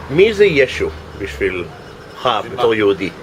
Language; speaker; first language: Hebrew; non-native, fluent; English